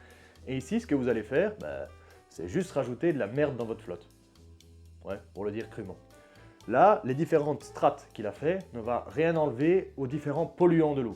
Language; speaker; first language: French; native; French